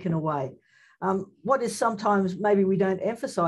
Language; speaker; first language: English; native; English